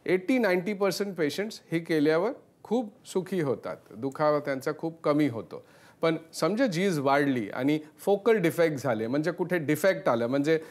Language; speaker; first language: Marathi; non-native, local second language; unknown